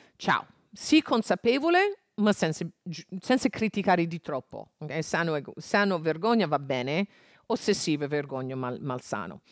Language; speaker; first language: Italian; non-native, fluent; English